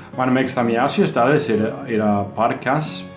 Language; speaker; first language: Lithuanian; non-native, learner; English